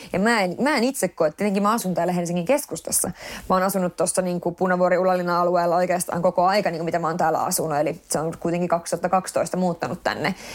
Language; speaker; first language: Finnish; early bilingual, heritage; Finnish